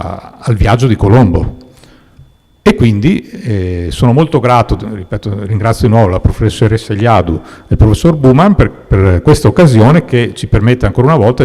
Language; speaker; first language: Italian; native; Italian